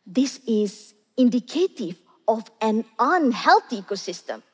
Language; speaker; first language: English; non-native, local second language; Malay